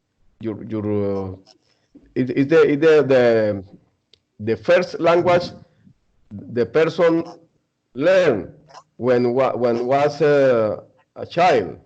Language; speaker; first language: English; non-native, learner; Spanish